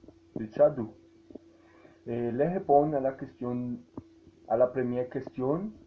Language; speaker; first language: French; non-native, learner; Spanish